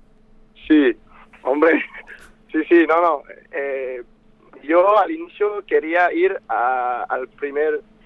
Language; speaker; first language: Spanish; non-native, fluent; French